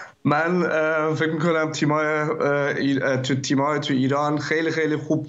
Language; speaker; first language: Persian; early bilingual, heritage; German